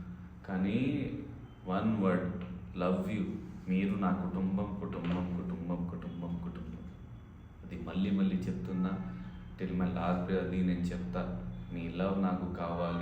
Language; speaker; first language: Telugu; non-native, learner; Hindi